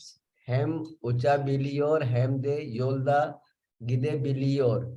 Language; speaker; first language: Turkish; non-native, learner; Urdu